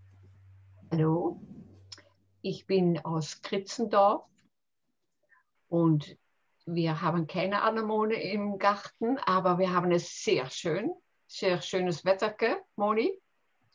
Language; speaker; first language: German; non-native, fluent; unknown